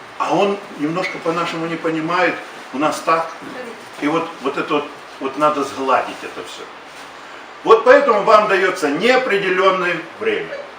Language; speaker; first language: Russian; native; Russian